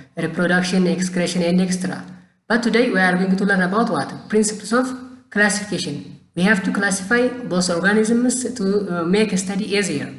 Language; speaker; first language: English; non-native, local second language; Amharic